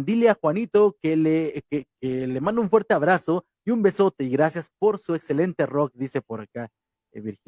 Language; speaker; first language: Spanish; native; Spanish